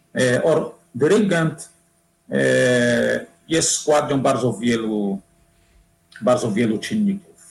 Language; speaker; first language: Polish; non-native, fluent; Portuguese